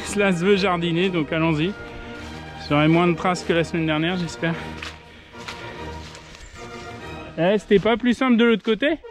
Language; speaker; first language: French; native; French